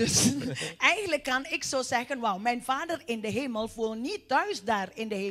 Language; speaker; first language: Dutch; non-native, fluent; Indonesian